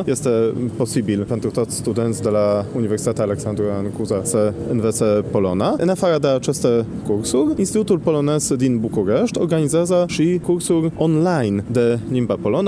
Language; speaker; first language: Romanian; non-native, fluent; Polish